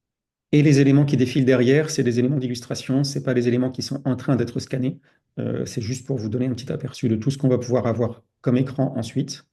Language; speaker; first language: French; native; French